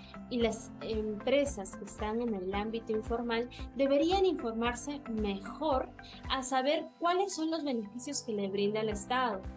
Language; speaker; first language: Spanish; native; Spanish